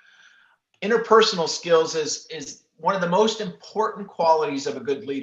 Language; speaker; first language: English; native; English